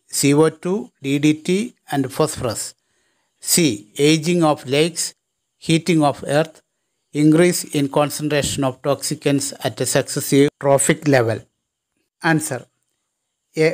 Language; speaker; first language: English; non-native, local second language; Malayalam